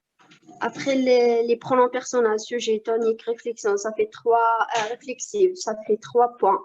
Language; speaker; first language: French; non-native, learner; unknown